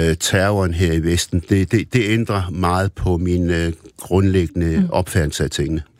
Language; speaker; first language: Danish; early bilingual, other home language; Arabic